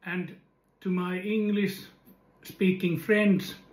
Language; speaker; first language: English; non-native, fluent; Finnish